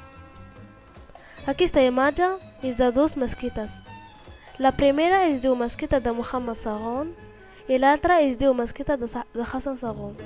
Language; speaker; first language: Catalan; early bilingual, other home language; Arabic